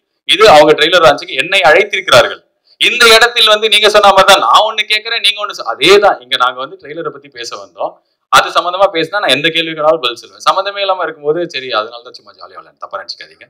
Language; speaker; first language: Tamil; native; Tamil